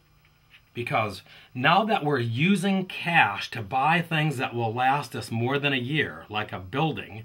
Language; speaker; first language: English; native; English